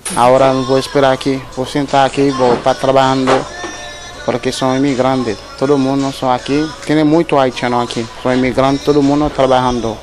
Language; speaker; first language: Spanish; non-native, learner; Haitian Creole